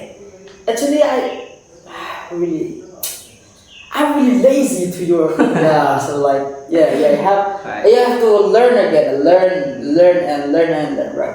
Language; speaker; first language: English; non-native, fluent; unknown